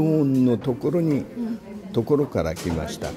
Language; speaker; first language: Japanese; non-native, learner; Korean